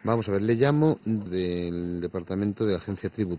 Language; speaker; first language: Spanish; native; Spanish